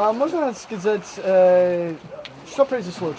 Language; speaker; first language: Russian; non-native, learner; English